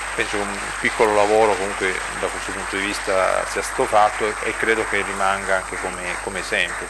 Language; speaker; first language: Italian; native; Italian